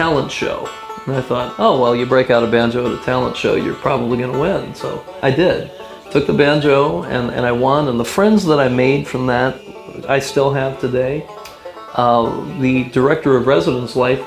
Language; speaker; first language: English; native; English